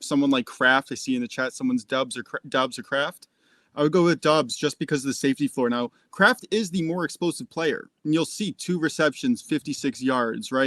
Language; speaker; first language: English; native; English